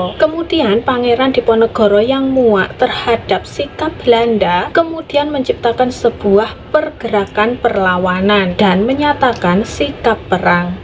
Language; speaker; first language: Indonesian; native; Indonesian